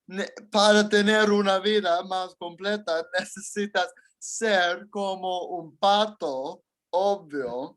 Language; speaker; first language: Spanish; non-native, learner; English